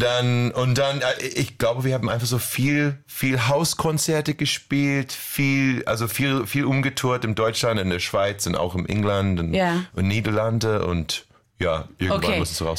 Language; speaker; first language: German; non-native, learner; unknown